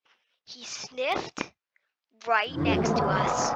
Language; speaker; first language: English; native; English